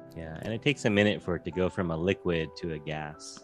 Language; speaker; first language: English; native; English